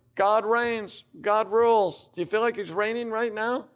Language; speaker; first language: English; native; English